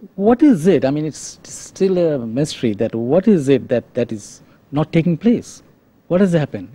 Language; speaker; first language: English; non-native, local second language; Bangla